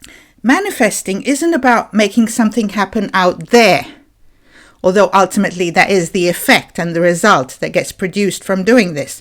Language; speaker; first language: English; native; English